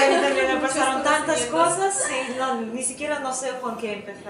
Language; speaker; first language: Spanish; non-native, fluent; Russian